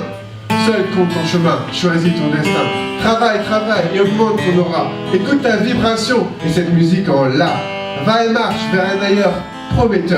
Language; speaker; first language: French; native; French